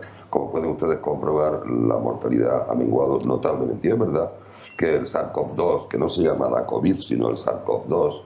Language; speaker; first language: Spanish; native; Spanish